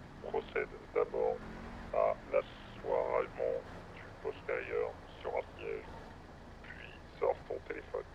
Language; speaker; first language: French; native; French